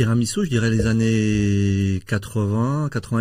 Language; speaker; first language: French; native; French